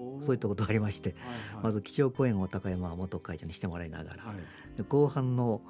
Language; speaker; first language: Japanese; native; Japanese